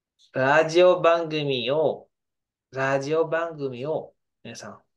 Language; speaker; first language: Japanese; non-native, fluent; Filipino